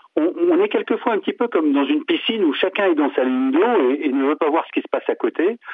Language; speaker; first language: French; native; French